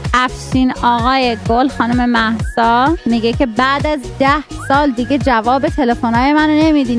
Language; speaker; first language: Persian; native; Persian